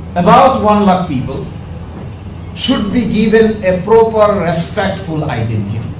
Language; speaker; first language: English; non-native, local second language; Bangla